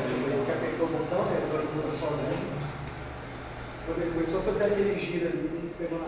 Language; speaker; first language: Portuguese; native; Portuguese